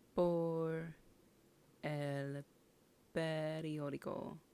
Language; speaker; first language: Spanish; non-native, learner; English